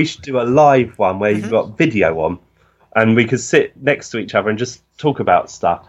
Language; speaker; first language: English; native; English